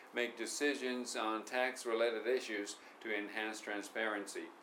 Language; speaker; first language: English; non-native, fluent; Japanese